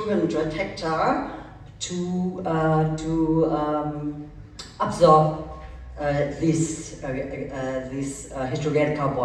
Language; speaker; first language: English; early bilingual, other home language; German